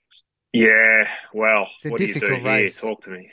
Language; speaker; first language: English; native; English